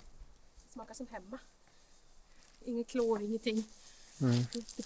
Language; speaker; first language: Swedish; native; Swedish